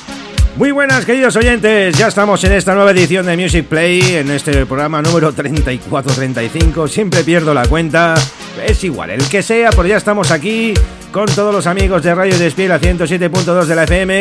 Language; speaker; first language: Spanish; native; Spanish